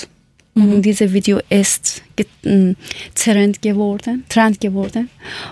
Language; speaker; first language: German; non-native, learner; Persian